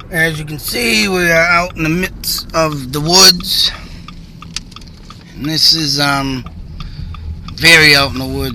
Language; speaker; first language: English; native; English